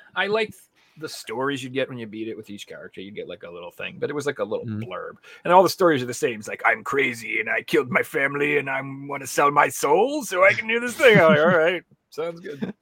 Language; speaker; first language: English; native; English